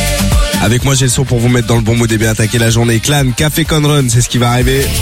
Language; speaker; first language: French; native; French